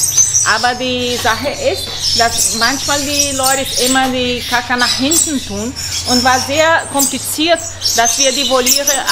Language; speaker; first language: German; non-native, learner; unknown